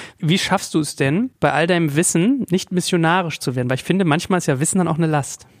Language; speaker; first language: German; native; German